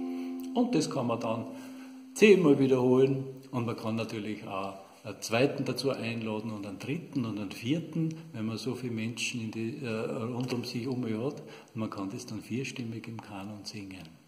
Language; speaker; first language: German; native; German